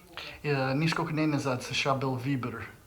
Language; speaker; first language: Russian; non-native, learner; English